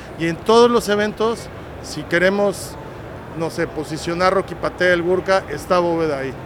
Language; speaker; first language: Spanish; native; Spanish